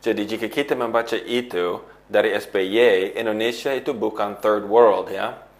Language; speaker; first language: Indonesian; non-native, fluent; English